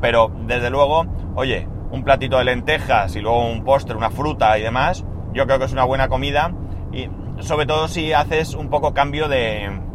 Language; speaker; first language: Spanish; native; Spanish